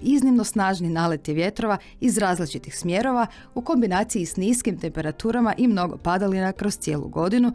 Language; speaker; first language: Croatian; native; Croatian